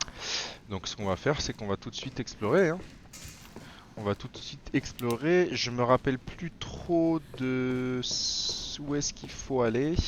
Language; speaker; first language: French; native; French